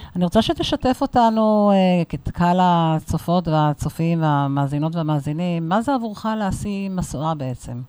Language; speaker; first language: Hebrew; native; Hebrew